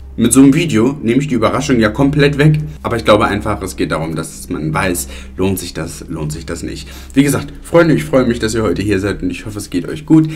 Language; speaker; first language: German; early bilingual, other home language; Italian